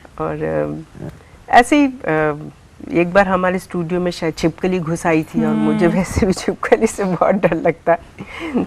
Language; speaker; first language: Hindi; native; Hindi